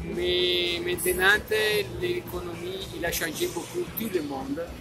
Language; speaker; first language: French; non-native, learner; Italian